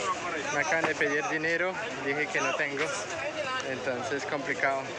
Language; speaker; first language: Spanish; non-native, fluent; French